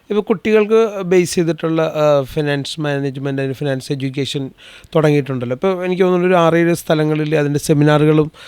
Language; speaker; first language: Malayalam; native; Malayalam